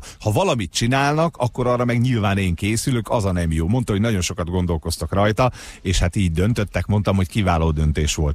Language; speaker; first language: Hungarian; native; Hungarian